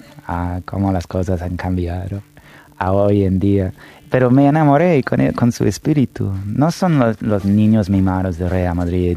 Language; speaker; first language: Spanish; non-native, fluent; English